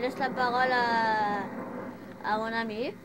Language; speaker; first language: French; non-native, local second language; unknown